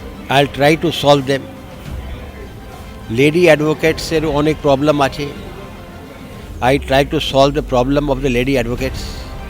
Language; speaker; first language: English; non-native, local second language; Bangla